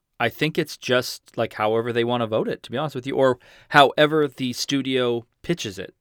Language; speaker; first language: English; native; English